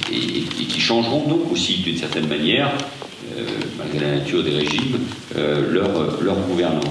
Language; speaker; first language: French; native; French